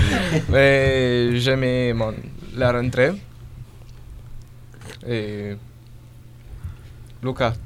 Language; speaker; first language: French; non-native, learner; Italian